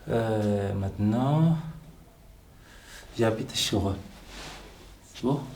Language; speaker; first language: French; non-native, learner; Arabic